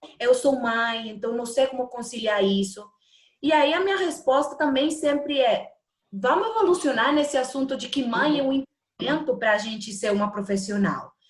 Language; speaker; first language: Portuguese; non-native, fluent; Spanish